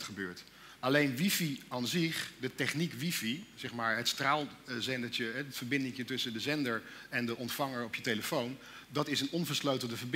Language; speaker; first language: Dutch; native; Dutch